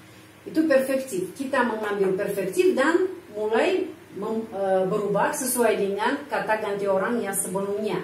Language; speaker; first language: Indonesian; non-native, fluent; Russian